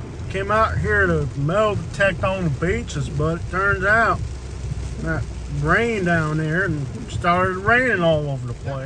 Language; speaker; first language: English; early bilingual, other home language; Spanish